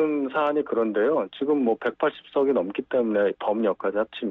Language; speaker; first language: Korean; native; Korean